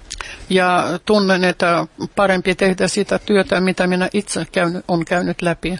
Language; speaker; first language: Finnish; non-native, fluent; Russian